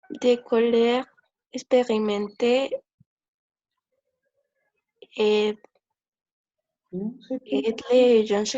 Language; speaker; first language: French; non-native, learner; Spanish